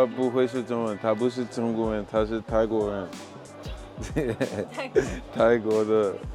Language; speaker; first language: Chinese; non-native, learner; English